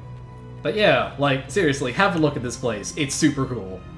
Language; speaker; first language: English; native; English